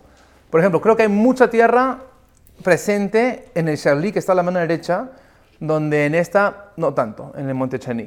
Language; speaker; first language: Spanish; early bilingual, heritage; Spanish